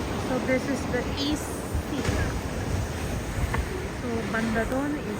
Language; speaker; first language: English; non-native, local second language; Filipino